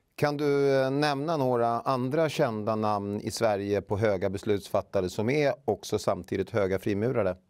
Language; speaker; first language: Swedish; native; Swedish